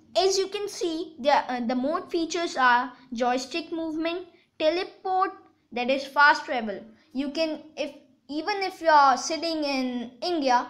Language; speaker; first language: English; non-native, local second language; Hindi